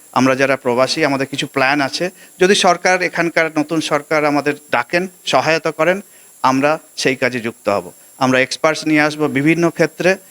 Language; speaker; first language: Bangla; native; Bangla